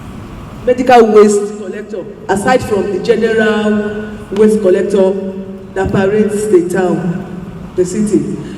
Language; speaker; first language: English; non-native, local second language; Yoruba